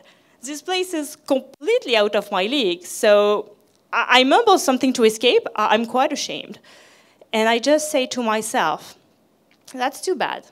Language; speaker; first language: English; non-native, fluent; French